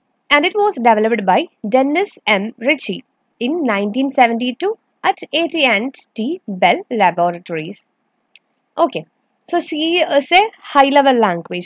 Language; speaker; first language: English; non-native, local second language; Malayalam